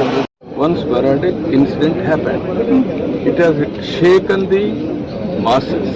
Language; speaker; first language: English; non-native, local second language; Telugu